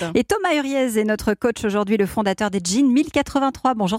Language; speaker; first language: French; native; French